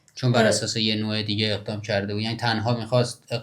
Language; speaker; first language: Persian; native; Persian